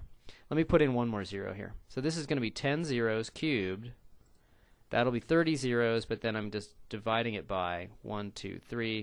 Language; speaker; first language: English; native; English